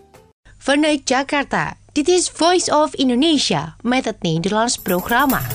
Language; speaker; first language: Dutch; non-native, fluent; Indonesian